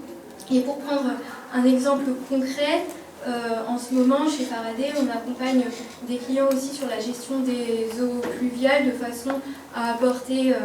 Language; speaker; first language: French; native; French